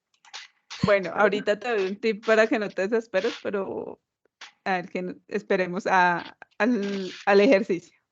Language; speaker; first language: Spanish; native; Spanish